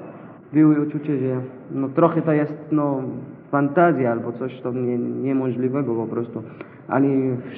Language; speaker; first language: Polish; non-native, learner; Arabic